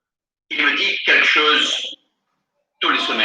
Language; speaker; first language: French; non-native, learner; English